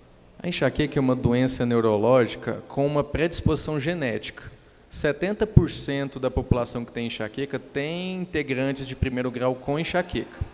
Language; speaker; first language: Portuguese; native; Portuguese